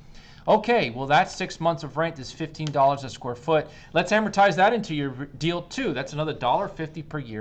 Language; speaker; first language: English; native; English